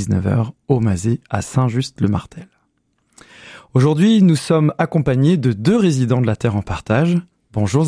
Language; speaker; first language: French; native; French